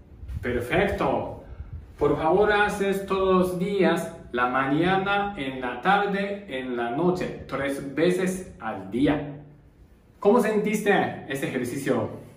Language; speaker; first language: Spanish; non-native, learner; Japanese